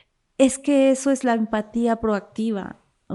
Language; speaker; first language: Spanish; native; Spanish